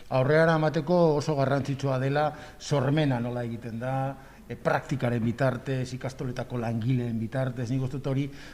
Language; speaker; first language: Basque; native; Basque